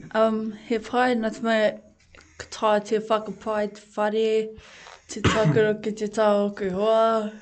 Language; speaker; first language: Māori; non-native, local second language; English